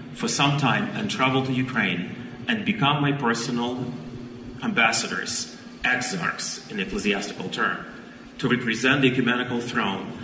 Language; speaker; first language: English; non-native, fluent; Ukrainian